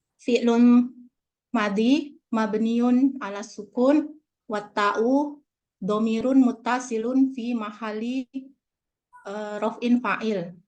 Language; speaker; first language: Arabic; non-native, learner; Indonesian